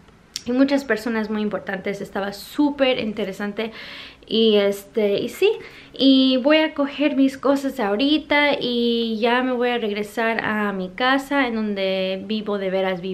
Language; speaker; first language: Spanish; early bilingual, heritage; English